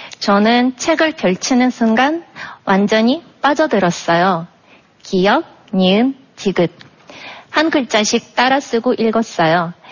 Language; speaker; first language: Korean; non-native, fluent; Russian